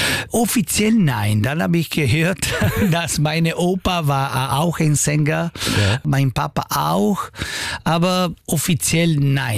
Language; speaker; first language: German; non-native, local second language; Italian